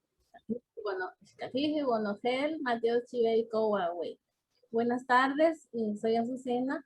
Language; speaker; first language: Spanish; native; Spanish